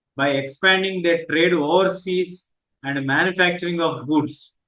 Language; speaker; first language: English; non-native, local second language; Telugu